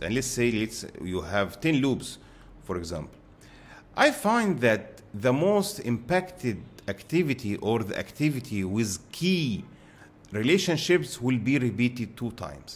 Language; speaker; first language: English; non-native, fluent; Arabic